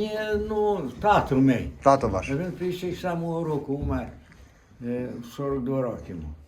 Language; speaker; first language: Ukrainian; native; Ukrainian